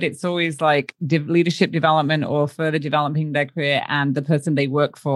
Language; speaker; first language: English; native; English